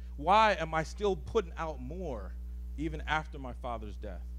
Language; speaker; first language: English; native; English